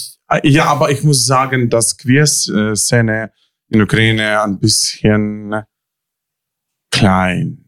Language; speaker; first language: German; non-native, learner; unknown